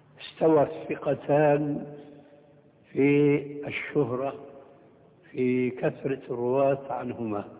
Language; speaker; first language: Arabic; early bilingual, other home language; Albanian